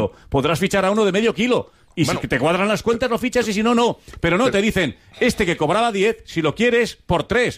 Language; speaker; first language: Spanish; native; Spanish